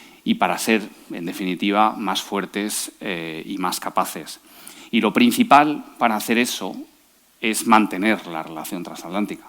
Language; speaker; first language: Spanish; native; Spanish